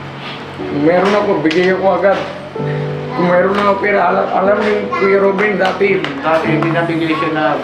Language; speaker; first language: Filipino; non-native, learner; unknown